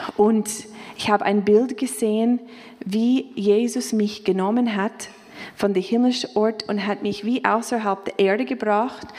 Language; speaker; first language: German; non-native, fluent; English